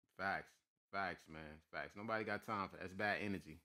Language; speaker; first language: English; native; English